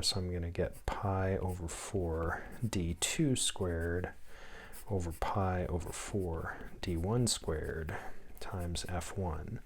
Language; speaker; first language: English; native; English